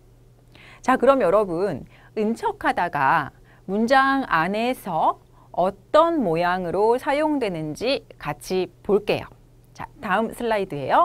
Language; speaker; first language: Korean; native; Korean